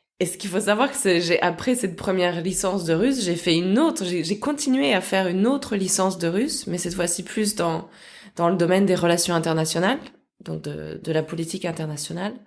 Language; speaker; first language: French; early bilingual, other home language; Russian